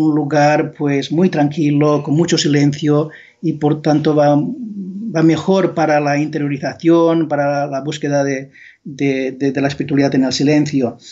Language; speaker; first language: Spanish; non-native, local second language; Catalan